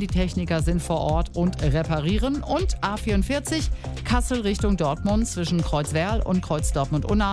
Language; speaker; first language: German; native; German